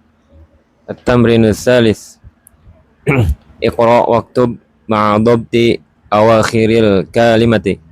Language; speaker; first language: Arabic; non-native, learner; Indonesian